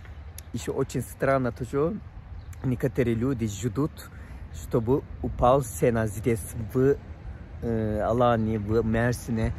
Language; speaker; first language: Russian; non-native, fluent; Turkish